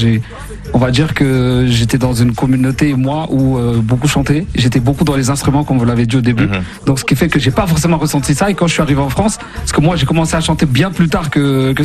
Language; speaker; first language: French; non-native, local second language; Ngazidja Comorian